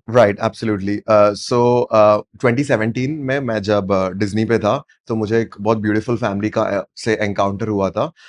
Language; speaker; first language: Hindi; native; Hindi